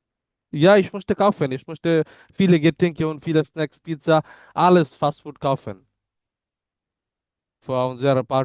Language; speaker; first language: German; non-native, learner; Bangla